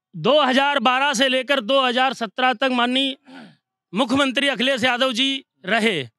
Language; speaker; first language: Hindi; native; Hindi